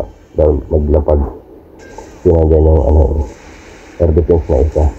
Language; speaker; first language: Filipino; native; Filipino